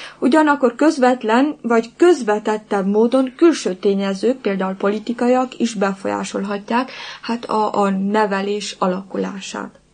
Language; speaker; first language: Hungarian; non-native, local second language; Romanian